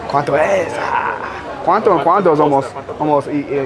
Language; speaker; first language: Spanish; non-native, learner; English